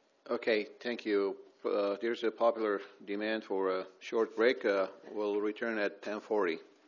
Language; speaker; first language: English; native; English